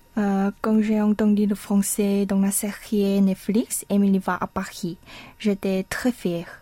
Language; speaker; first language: French; non-native, learner; Korean